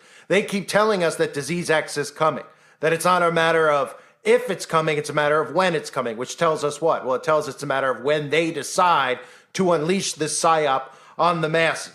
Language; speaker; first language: English; native; English